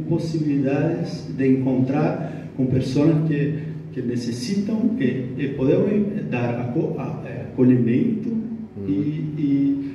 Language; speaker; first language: Spanish; non-native, learner; Portuguese